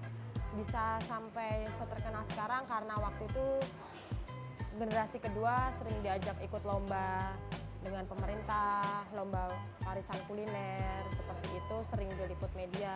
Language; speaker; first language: Indonesian; native; Indonesian